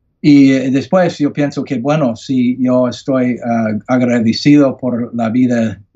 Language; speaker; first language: Spanish; non-native, learner; English